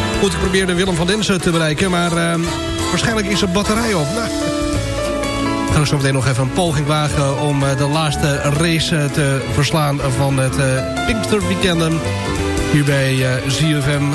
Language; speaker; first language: Dutch; native; Dutch